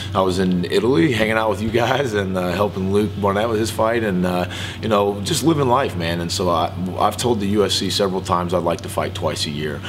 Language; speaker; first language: English; native; English